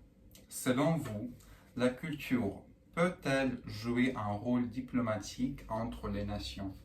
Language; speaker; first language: French; non-native, learner; Russian